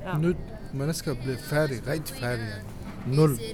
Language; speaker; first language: Danish; non-native, learner; Kurdish